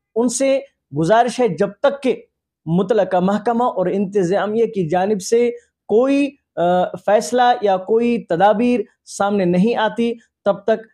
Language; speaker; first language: Urdu; non-native, local second language; Kashmiri